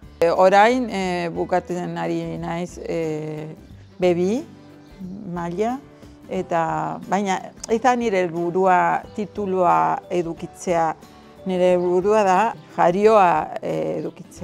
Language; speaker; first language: Basque; non-native, learner; Spanish